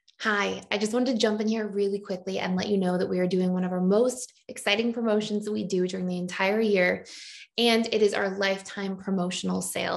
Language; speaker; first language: English; native; English